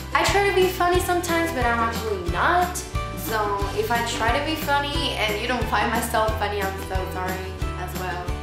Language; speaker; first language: English; non-native, fluent; Spanish